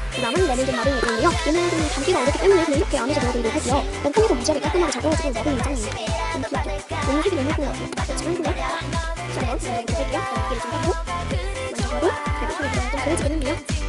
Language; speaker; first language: Korean; native; Korean